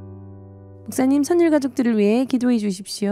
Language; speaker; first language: Korean; native; Korean